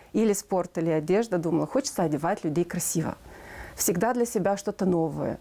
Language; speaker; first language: Russian; non-native, local second language; Romanian